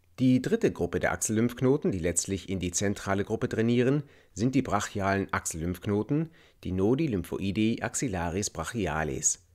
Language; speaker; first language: German; native; German